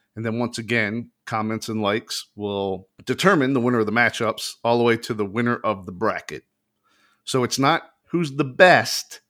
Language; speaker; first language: English; native; English